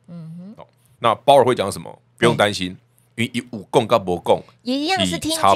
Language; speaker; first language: Chinese; native; Chinese